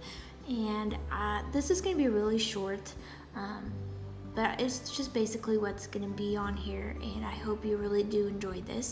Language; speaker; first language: English; non-native, fluent; Polish